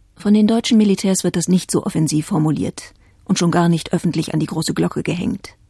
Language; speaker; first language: German; native; German